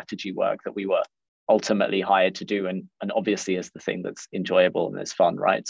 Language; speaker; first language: English; native; English